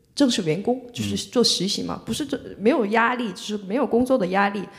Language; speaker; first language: Chinese; non-native, fluent; Korean